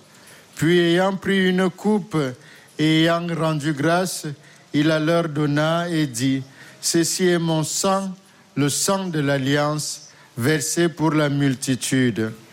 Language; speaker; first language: French; native; French